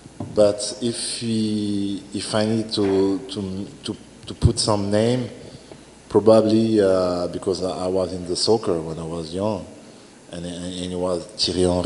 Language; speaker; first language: English; non-native, learner; French